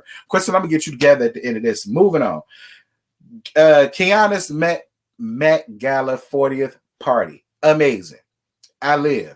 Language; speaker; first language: English; native; English